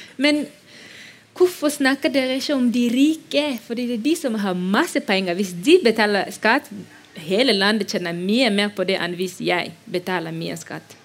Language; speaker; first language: Norwegian; non-native, fluent; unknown